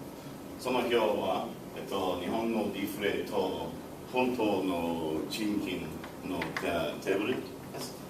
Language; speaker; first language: Japanese; non-native, learner; English